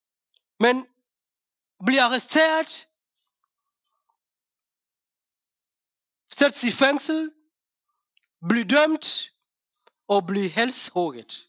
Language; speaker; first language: Danish; non-native, fluent; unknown